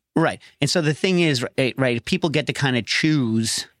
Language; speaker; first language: English; native; English